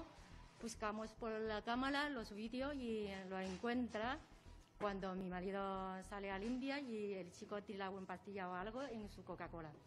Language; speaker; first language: Spanish; non-native, learner; Chinese